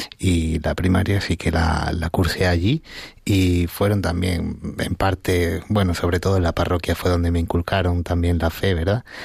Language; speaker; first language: Spanish; native; Spanish